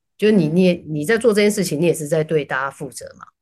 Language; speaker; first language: Chinese; native; Chinese